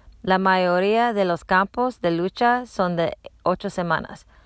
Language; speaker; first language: Spanish; non-native, learner; English